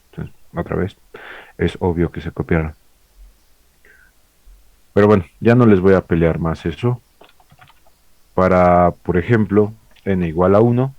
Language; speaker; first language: Spanish; native; Spanish